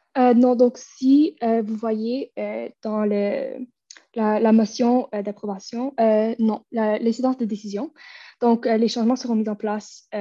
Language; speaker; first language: French; native; French